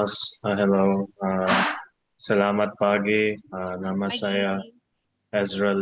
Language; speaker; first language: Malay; non-native, learner; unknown